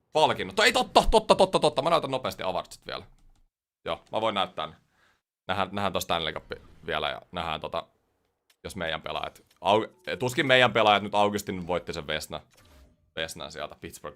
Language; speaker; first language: Finnish; native; Finnish